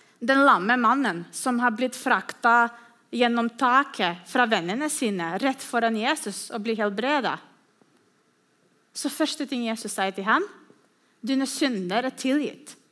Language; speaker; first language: Norwegian; non-native, fluent; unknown